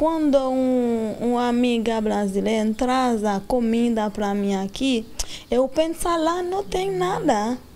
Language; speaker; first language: Portuguese; non-native, learner; Haitian Creole